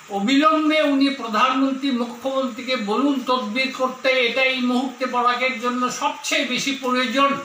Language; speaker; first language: Bangla; native; Bangla